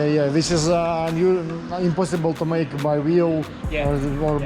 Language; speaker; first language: English; non-native, learner; Russian